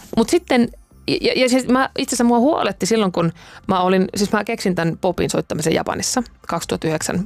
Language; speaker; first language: Finnish; native; Finnish